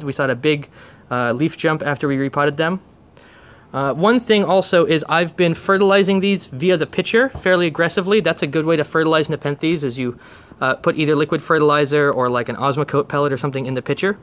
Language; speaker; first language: English; native; English